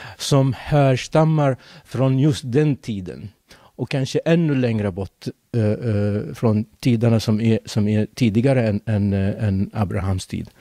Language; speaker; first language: Swedish; non-native, fluent; Arabic